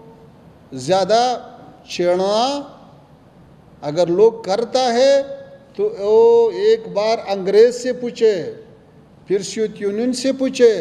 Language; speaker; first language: Hindi; non-native, learner; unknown